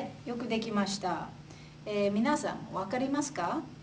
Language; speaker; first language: Japanese; non-native, fluent; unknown